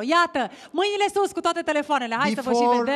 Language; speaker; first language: Romanian; native; Romanian